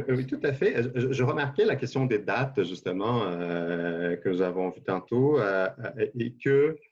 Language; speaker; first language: French; non-native, fluent; Portuguese